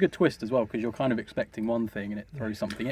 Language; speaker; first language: English; native; English